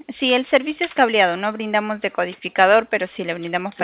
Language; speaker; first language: Spanish; native; Spanish